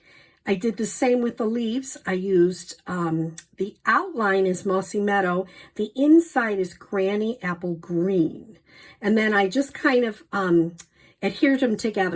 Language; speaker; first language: English; native; English